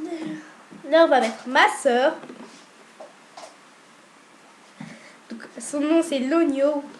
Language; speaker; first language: French; native; French